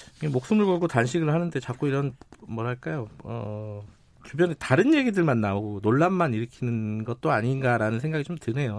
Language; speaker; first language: Korean; native; Korean